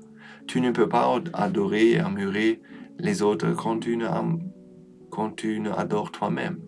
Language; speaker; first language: French; non-native, learner; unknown